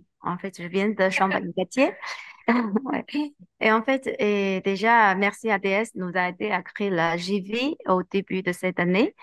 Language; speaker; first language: French; non-native, learner; Chinese